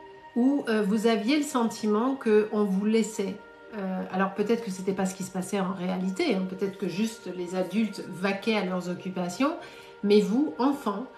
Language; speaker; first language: French; native; French